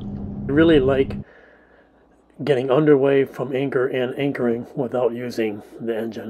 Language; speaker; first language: English; native; English